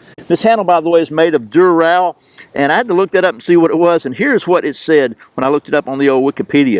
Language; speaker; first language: English; native; English